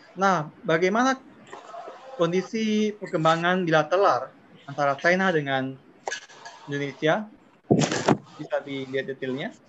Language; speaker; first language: Indonesian; non-native, local second language; Chinese